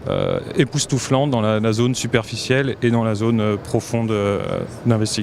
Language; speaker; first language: French; native; French